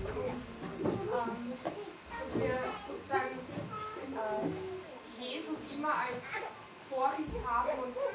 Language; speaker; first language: German; non-native, fluent; English